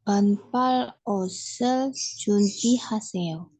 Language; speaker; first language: Korean; non-native, learner; Indonesian